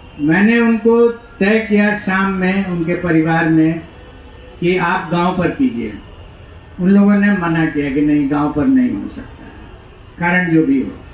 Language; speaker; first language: Hindi; native; Hindi